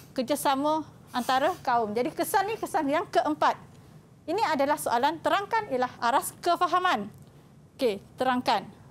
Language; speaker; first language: Malay; native; Malay